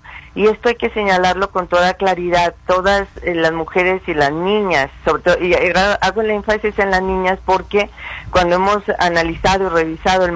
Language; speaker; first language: Spanish; native; Spanish